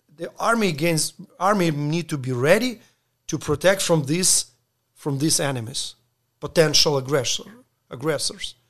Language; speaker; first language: English; non-native, learner; Ukrainian